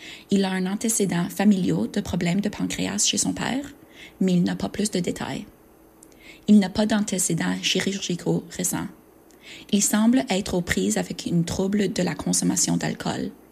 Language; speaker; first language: French; non-native, fluent; English